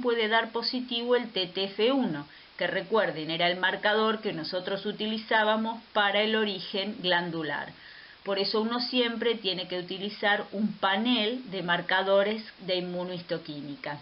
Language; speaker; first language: Spanish; native; Spanish